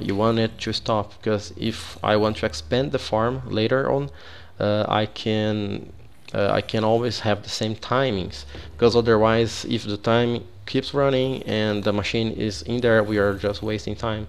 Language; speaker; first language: English; non-native, fluent; Portuguese